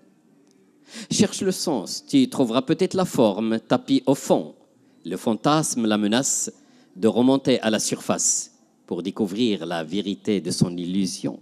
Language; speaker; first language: French; non-native, local second language; Arabic